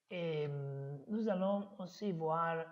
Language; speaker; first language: French; non-native, fluent; Italian